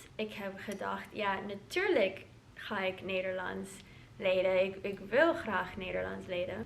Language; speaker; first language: Dutch; non-native, learner; English